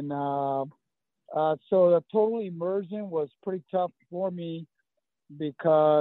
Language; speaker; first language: English; early bilingual, other home language; Spanish